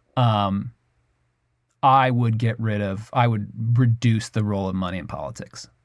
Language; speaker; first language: English; native; English